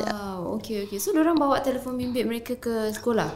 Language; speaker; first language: Malay; native; Malay